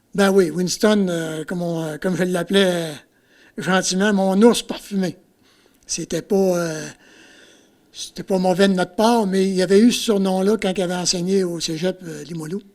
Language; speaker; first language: French; native; French